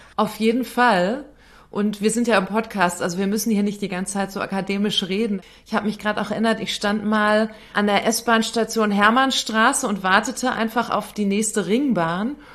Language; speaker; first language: German; native; German